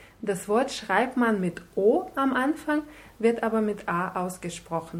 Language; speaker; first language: German; non-native, fluent; Russian